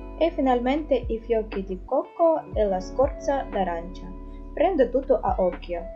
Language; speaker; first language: Italian; non-native, fluent; Russian